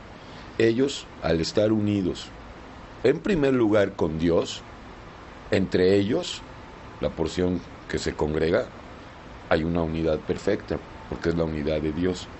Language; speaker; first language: Spanish; native; Spanish